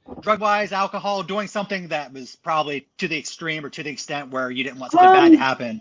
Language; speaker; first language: English; native; English